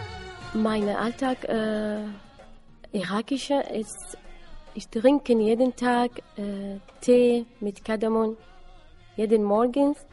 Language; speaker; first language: German; non-native, learner; Assyrian Neo-Aramaic